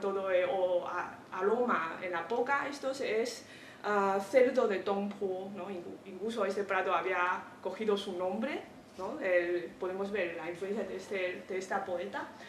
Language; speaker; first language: Spanish; non-native, fluent; Chinese